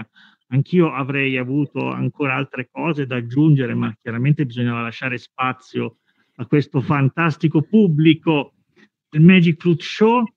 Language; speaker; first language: Italian; native; Italian